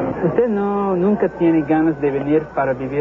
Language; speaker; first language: Spanish; non-native, fluent; English